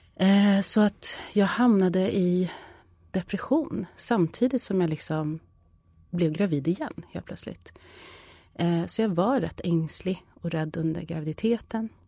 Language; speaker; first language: Swedish; early bilingual, other home language; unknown